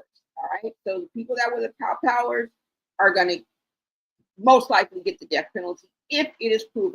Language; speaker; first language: English; native; English